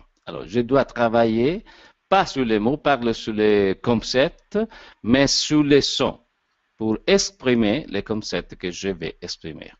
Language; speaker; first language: French; non-native, learner; Italian